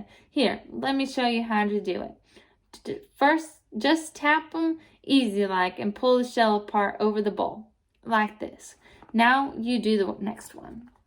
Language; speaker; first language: English; native; English